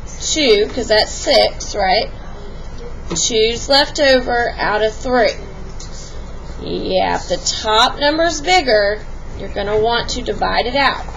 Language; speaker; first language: English; native; English